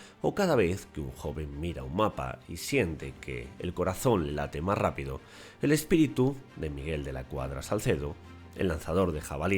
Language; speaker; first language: Spanish; native; Spanish